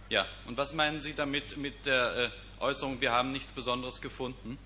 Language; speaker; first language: German; native; German